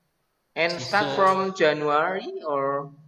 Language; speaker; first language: English; non-native, learner; Indonesian